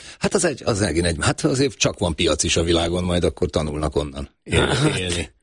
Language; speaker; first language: Hungarian; native; Hungarian